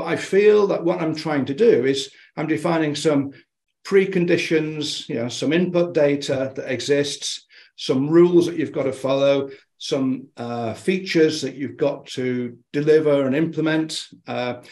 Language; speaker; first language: English; native; English